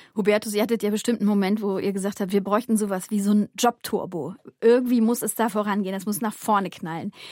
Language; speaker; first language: German; native; German